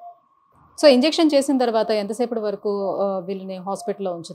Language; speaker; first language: Telugu; native; Telugu